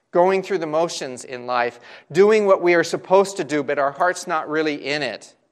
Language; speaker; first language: English; native; English